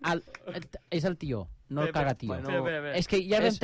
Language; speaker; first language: Catalan; native; Catalan